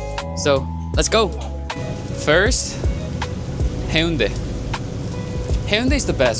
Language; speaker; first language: English; non-native, learner; Korean